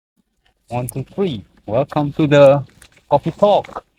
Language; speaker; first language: English; non-native, learner; Indonesian